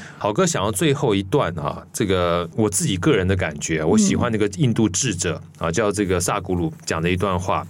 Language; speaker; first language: Chinese; native; Chinese